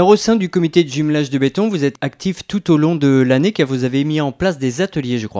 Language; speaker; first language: French; native; French